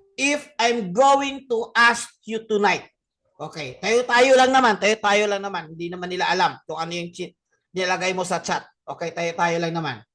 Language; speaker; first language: Filipino; non-native, local second language; Cebuano